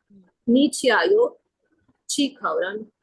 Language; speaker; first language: Chinese; non-native, learner; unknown